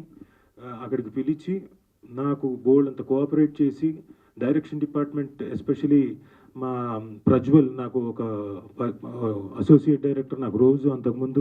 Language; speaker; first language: Telugu; native; Telugu